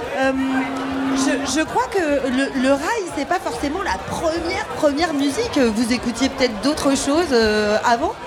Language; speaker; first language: French; native; French